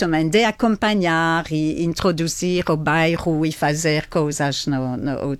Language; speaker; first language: Portuguese; non-native, learner; French